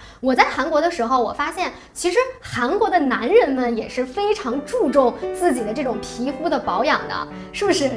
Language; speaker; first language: Chinese; native; Chinese